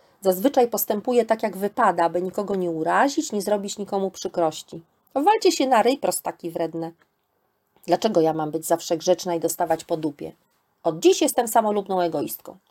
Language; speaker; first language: Polish; native; Polish